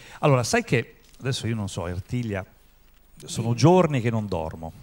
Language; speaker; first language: Italian; native; Italian